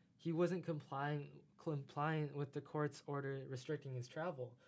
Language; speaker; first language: English; non-native, fluent; Chinese